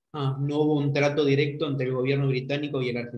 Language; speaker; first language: Spanish; native; Spanish